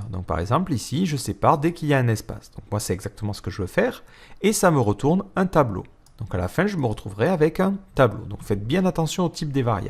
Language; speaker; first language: French; native; French